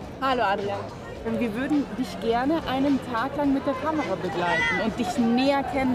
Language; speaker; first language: German; native; German